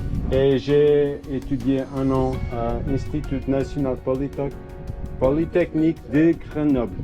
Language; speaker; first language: French; non-native, fluent; English